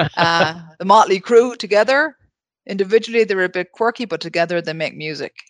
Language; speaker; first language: English; native; English